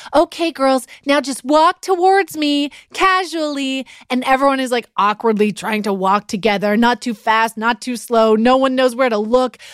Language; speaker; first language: English; native; English